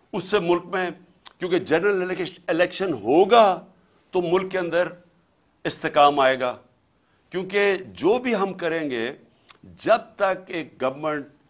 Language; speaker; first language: Urdu; native; Urdu